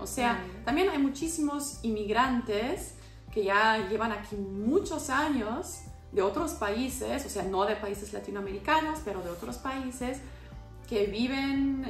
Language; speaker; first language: Spanish; non-native, fluent; German